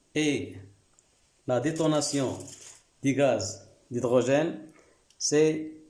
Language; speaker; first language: French; non-native, local second language; Arabic